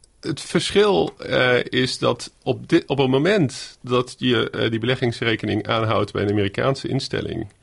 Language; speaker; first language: Dutch; native; Dutch